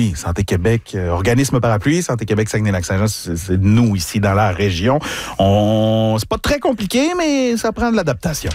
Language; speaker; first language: French; native; French